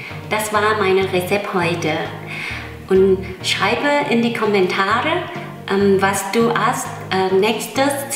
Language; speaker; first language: German; non-native, learner; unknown